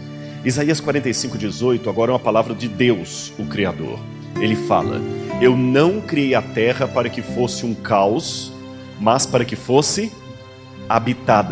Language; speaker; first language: Portuguese; native; Portuguese